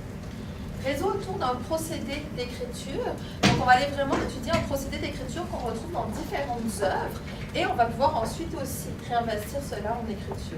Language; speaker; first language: French; native; French